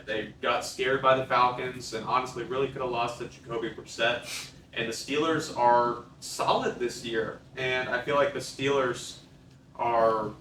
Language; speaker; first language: English; native; English